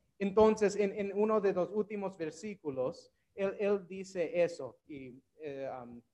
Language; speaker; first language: Spanish; non-native, learner; English